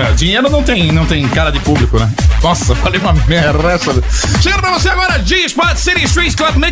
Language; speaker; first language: Portuguese; native; Portuguese